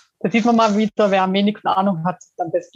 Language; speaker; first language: German; native; German